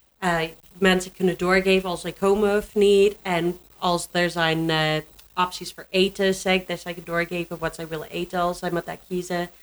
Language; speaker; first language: Dutch; non-native, learner; English